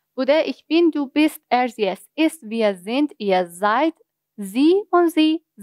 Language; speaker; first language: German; non-native, fluent; Persian